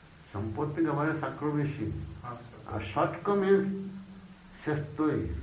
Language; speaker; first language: Russian; non-native, learner; Bangla